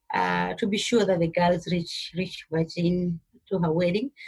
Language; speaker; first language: English; non-native, local second language; Somali